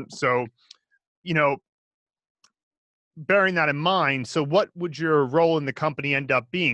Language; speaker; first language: English; native; English